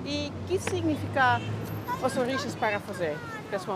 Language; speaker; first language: Portuguese; non-native, learner; Dutch